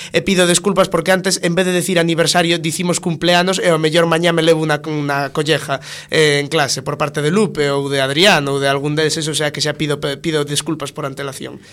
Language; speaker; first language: Galician; non-native, local second language; Spanish